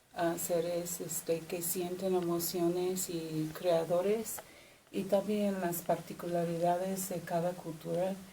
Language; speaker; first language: Spanish; non-native, fluent; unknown